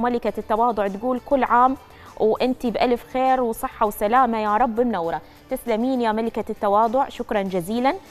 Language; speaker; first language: Arabic; native; Arabic